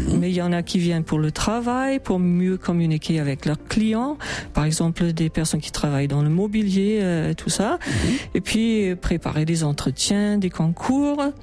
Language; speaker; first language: French; non-native, fluent; English